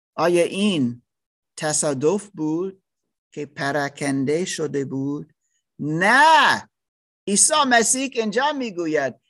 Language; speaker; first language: Persian; non-native, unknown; English